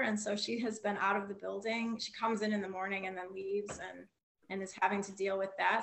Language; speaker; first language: English; native; English